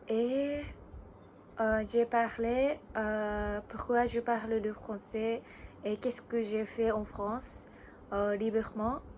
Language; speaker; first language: French; non-native, learner; Japanese